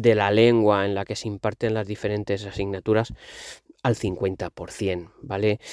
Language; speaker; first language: Spanish; non-native, local second language; Catalan